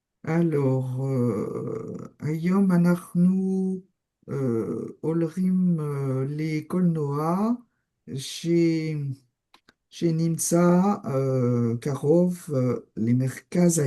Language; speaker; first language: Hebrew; non-native, learner; French